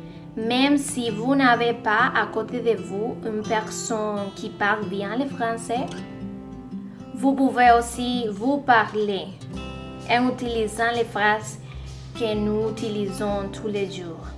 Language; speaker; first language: French; non-native, learner; Spanish